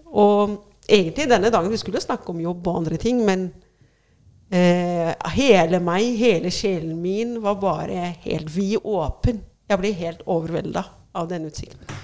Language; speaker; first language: Norwegian; non-native, fluent; Arabic